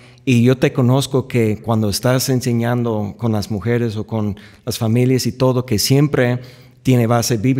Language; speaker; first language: Spanish; non-native, fluent; English